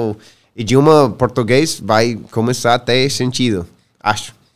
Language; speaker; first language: Portuguese; non-native, learner; English